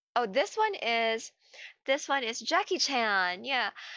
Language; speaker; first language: English; native; English